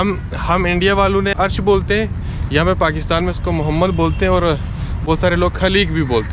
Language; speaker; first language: Hindi; native; Hindi